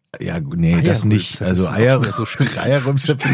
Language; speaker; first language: German; native; German